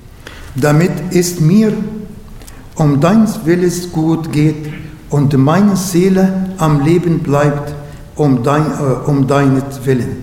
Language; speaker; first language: German; non-native, learner; Arabic